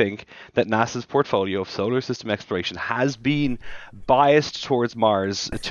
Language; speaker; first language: English; native; English